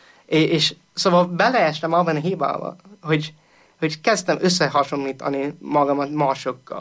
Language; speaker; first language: Hungarian; non-native, fluent; English